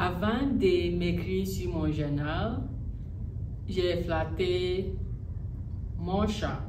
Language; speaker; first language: French; non-native, learner; English